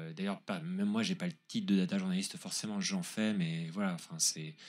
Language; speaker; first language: French; native; French